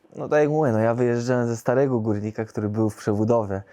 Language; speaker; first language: Polish; native; Polish